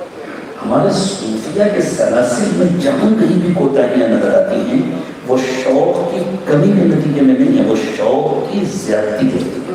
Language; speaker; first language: Urdu; native; Urdu